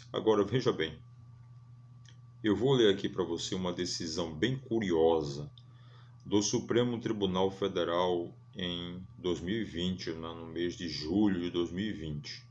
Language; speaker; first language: Portuguese; native; Portuguese